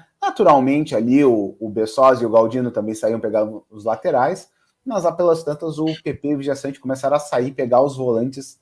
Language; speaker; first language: Portuguese; native; Portuguese